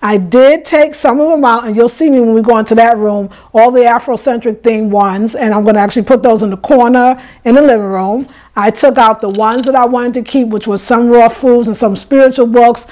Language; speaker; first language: English; native; English